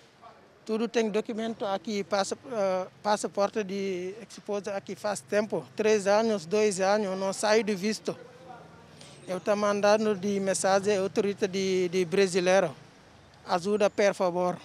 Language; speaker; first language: Portuguese; non-native, learner; Wolof